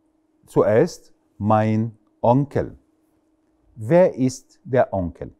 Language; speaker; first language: German; non-native, fluent; Arabic